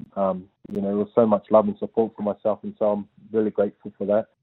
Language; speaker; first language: English; native; English